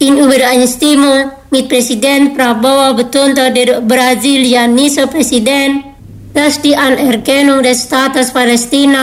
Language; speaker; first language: German; non-native, fluent; Indonesian